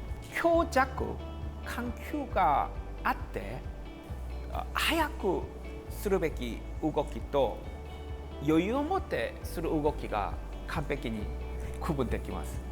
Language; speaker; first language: Japanese; non-native, learner; Korean